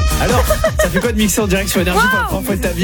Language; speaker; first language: French; native; French